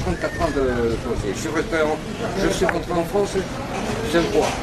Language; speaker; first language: French; native; French